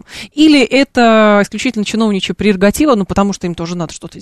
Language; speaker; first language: Russian; native; Russian